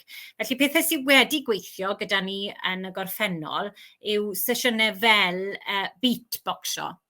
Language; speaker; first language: Welsh; native; Welsh